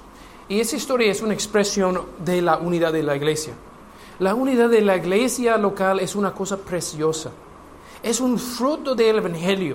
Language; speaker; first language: Spanish; non-native, learner; English